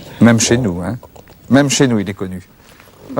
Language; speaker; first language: French; native; French